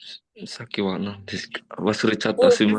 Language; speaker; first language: Japanese; non-native, learner; Indonesian